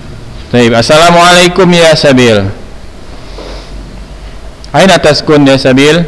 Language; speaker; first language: Arabic; non-native, fluent; Indonesian